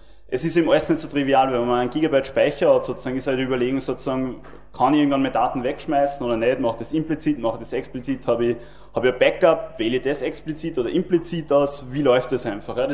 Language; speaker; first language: German; native; German